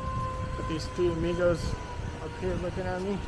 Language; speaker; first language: English; native; English